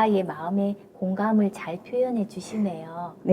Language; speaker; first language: Korean; native; Korean